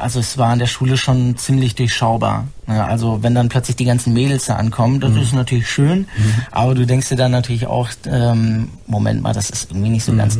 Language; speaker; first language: German; native; German